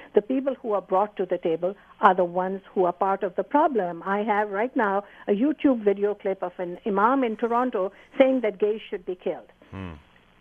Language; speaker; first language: English; non-native, local second language; Urdu